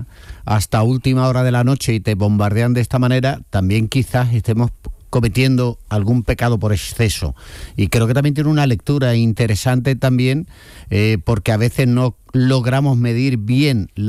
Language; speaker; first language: Spanish; native; Spanish